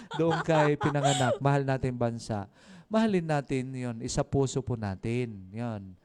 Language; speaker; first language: Filipino; non-native, local second language; Waray